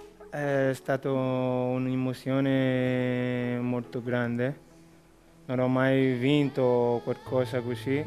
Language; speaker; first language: Italian; non-native, learner; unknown